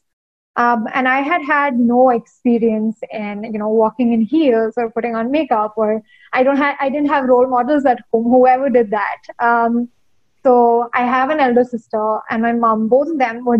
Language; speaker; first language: English; non-native, local second language; Hindi